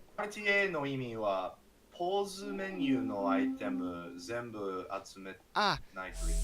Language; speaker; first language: Japanese; non-native, learner; English